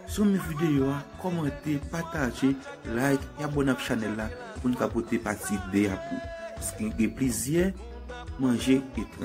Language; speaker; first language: French; non-native, learner; Haitian Creole